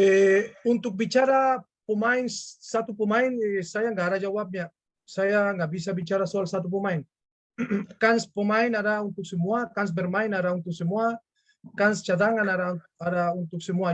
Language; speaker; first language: Indonesian; non-native, fluent; Spanish